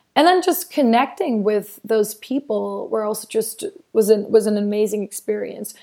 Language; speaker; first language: English; non-native, fluent; Danish